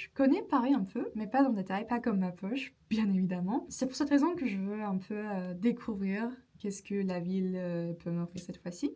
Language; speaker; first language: French; non-native, fluent; Turkish